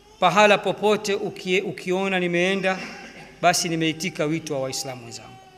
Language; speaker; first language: Swahili; native; Swahili